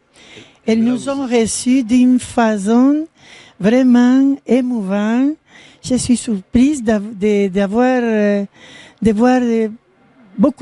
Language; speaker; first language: French; non-native, learner; Spanish